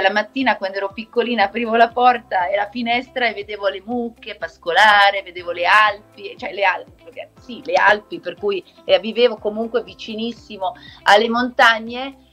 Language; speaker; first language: Italian; non-native, fluent; German